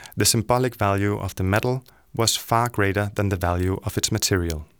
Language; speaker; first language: English; non-native, fluent; Danish